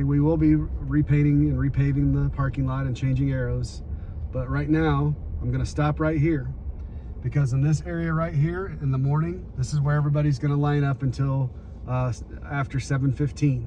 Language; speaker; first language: English; native; English